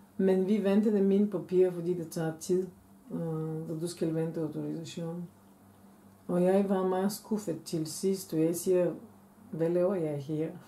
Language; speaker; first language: Danish; non-native, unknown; Bulgarian